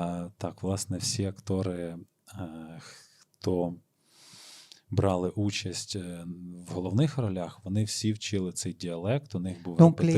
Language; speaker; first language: Ukrainian; native; Ukrainian